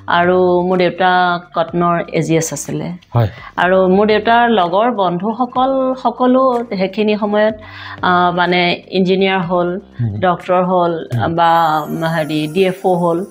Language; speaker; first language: Assamese; native; Assamese